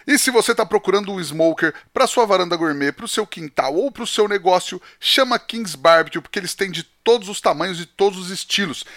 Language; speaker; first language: Portuguese; native; Portuguese